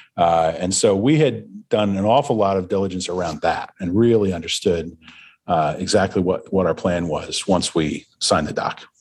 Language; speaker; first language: English; native; English